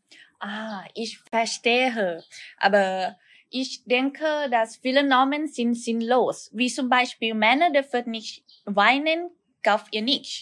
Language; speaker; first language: German; non-native, learner; Thai